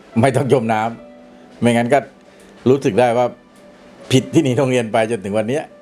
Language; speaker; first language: Thai; native; Thai